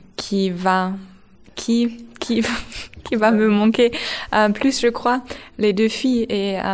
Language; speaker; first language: French; non-native, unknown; German